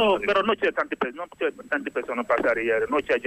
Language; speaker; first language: Italian; non-native, learner; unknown